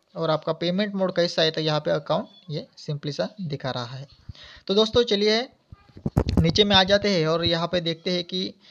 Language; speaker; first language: Hindi; non-native, local second language; Marathi